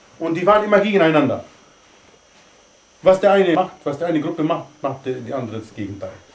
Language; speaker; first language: German; non-native, fluent; Arabic